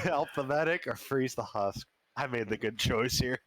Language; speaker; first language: English; native; English